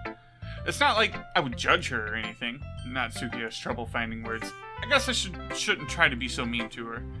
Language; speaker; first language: English; native; English